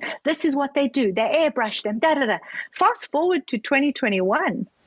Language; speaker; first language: English; native; English